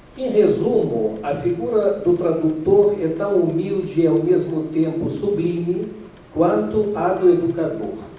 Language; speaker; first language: Portuguese; non-native, fluent; Russian